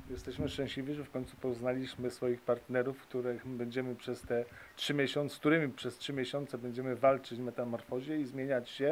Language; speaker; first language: Polish; native; Polish